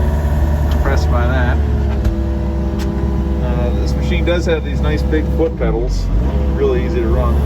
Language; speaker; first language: English; native; English